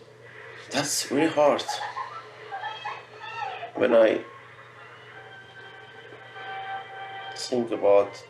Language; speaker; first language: English; non-native, learner; Persian